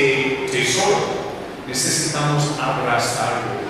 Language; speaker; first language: Spanish; non-native, learner; English